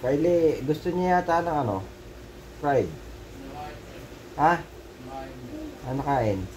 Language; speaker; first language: Filipino; native; Filipino